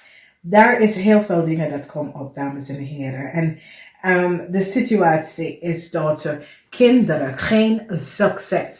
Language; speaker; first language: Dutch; non-native, learner; English